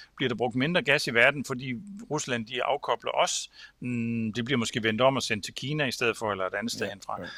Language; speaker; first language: Danish; native; Danish